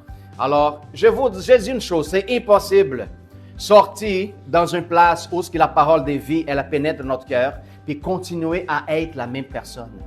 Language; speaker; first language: French; native; French